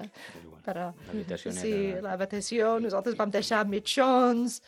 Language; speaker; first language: Catalan; non-native, learner; English